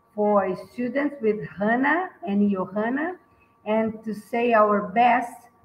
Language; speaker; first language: English; non-native, fluent; Portuguese